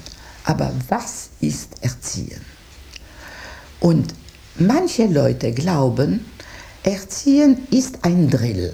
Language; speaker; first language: German; non-native, local second language; French